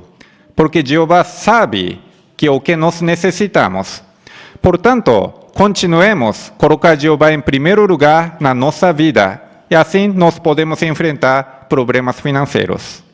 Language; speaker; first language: Portuguese; non-native, fluent; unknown